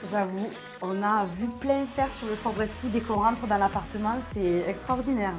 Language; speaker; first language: French; native; French